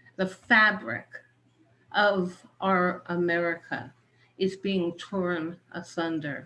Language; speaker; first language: English; native; English